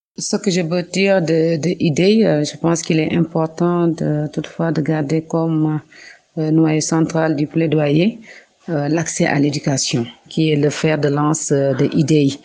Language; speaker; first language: French; non-native, local second language; Wolof